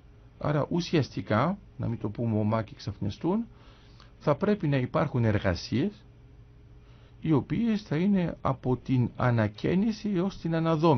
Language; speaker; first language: Greek; native; Greek